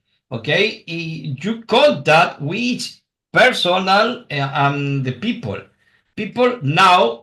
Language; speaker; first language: English; non-native, learner; Spanish